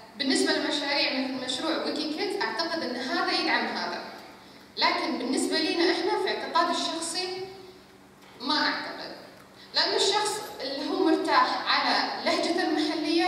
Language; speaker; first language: Arabic; native; Arabic